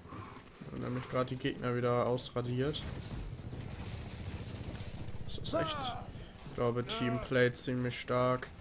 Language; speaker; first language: German; native; German